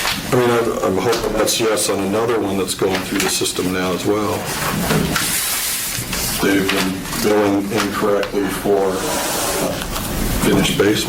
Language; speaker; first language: English; native; English